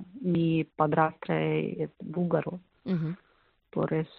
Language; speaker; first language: Spanish; non-native, learner; Ukrainian